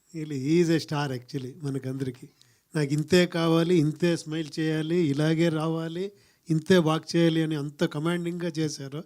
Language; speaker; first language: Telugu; non-native, fluent; Kannada